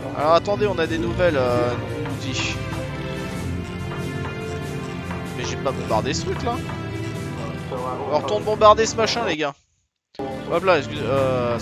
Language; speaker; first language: French; native; French